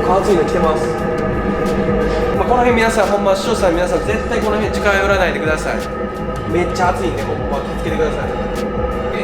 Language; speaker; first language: Japanese; native; Japanese